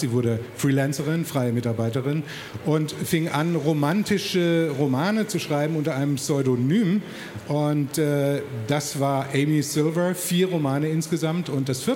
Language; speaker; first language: German; native; German